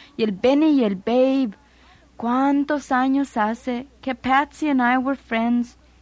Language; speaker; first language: Spanish; early bilingual, heritage; Spanish